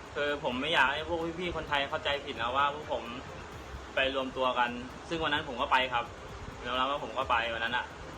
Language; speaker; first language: Thai; non-native, fluent; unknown